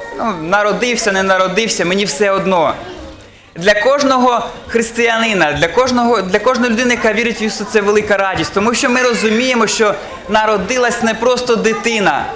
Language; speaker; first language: Ukrainian; non-native, local second language; Russian